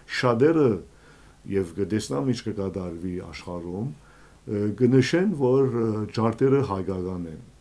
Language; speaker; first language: Armenian; early bilingual, heritage; Armenian